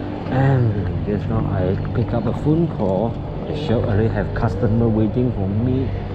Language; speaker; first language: English; non-native, local second language; Chinese